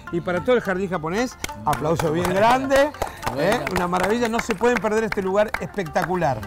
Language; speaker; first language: Spanish; native; Spanish